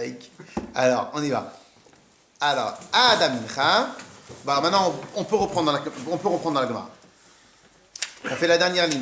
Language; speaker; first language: French; native; French